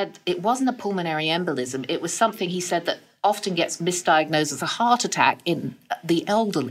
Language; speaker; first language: English; native; English